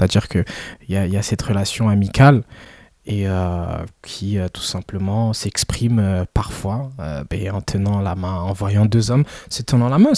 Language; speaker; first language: French; early bilingual, other home language; Kinyarwanda